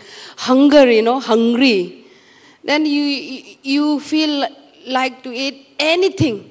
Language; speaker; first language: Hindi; non-native, local second language; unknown